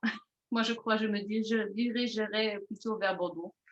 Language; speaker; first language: French; non-native, fluent; German